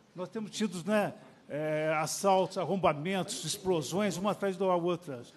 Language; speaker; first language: Portuguese; native; Portuguese